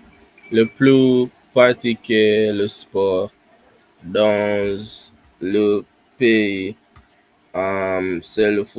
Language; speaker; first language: French; non-native, learner; English